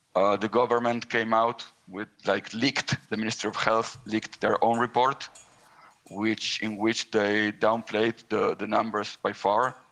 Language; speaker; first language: English; non-native, fluent; Hebrew